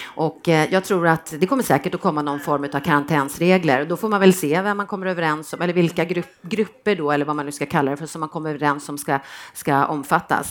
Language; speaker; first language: Swedish; native; Swedish